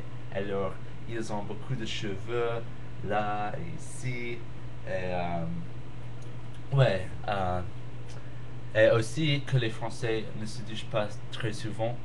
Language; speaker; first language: French; non-native, learner; English